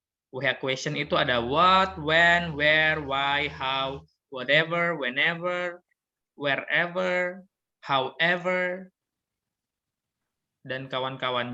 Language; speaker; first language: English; non-native, fluent; Indonesian